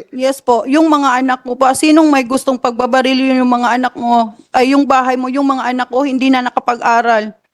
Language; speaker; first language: Filipino; non-native, local second language; Cebuano